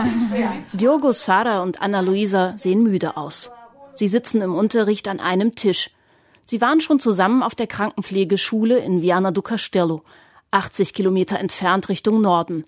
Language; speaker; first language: German; native; German